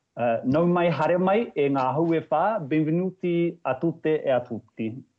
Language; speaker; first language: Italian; non-native, fluent; English